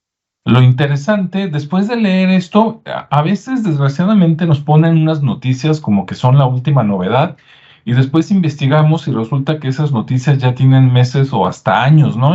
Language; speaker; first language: Spanish; native; Spanish